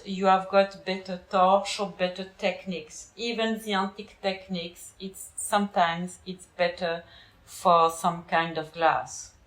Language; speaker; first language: English; non-native, learner; French